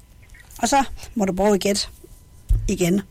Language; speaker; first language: Danish; native; Danish